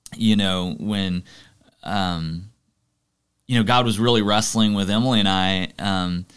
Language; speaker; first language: English; native; English